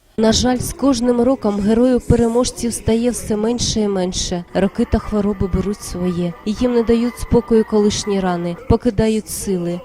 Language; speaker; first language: Ukrainian; native; Ukrainian